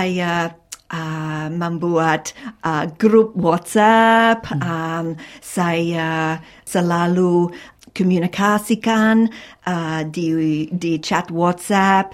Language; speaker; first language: Indonesian; non-native, fluent; English